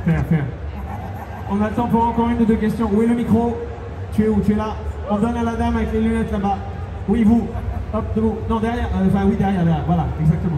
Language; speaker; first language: French; native; French